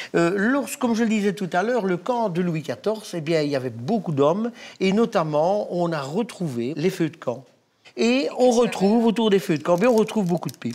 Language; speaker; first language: French; native; French